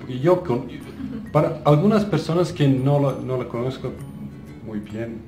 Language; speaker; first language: Spanish; non-native, fluent; Bosnian